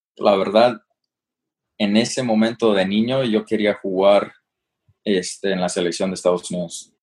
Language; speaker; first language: Spanish; early bilingual, heritage; Spanish